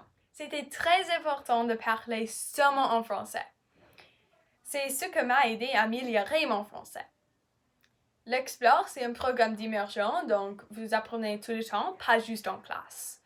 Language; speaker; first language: French; non-native, learner; English